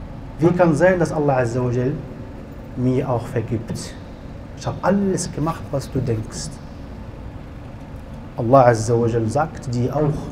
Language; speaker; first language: German; non-native, learner; Arabic